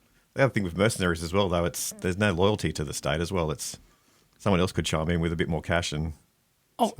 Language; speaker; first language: English; native; English